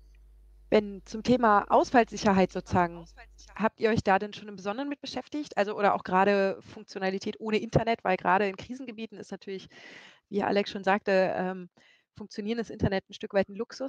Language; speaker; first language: German; native; German